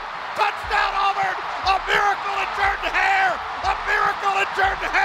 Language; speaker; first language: English; native; English